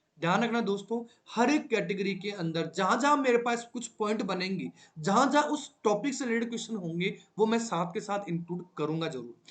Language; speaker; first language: Hindi; native; Hindi